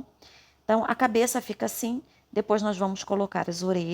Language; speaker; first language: Portuguese; native; Portuguese